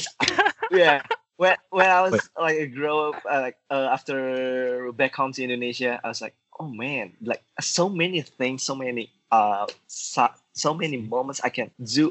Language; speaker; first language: English; non-native, learner; Indonesian